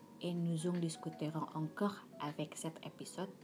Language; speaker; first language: French; non-native, learner; Indonesian